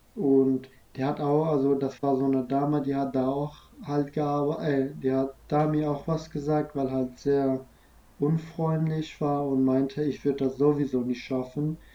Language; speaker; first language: German; non-native, fluent; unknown